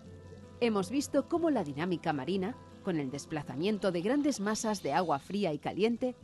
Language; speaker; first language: Spanish; native; Spanish